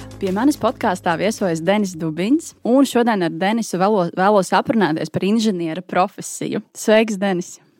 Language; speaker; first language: Latvian; native; Latvian